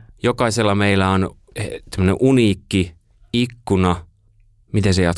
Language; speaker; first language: Finnish; native; Finnish